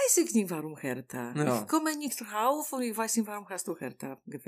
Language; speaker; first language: German; non-native, learner; Polish